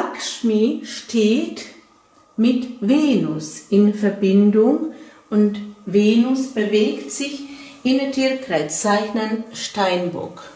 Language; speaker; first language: German; non-native, fluent; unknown